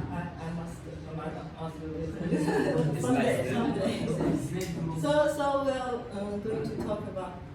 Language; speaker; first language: English; non-native, learner; Chinese